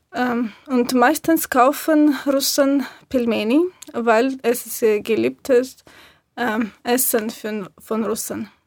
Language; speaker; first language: German; non-native, learner; Russian